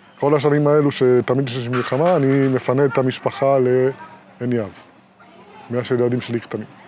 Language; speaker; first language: Hebrew; non-native, fluent; Spanish